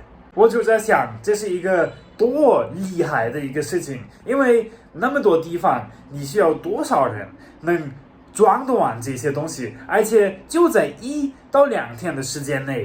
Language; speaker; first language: Chinese; non-native, fluent; German